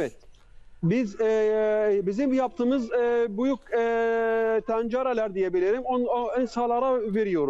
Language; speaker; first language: Turkish; non-native, fluent; Arabic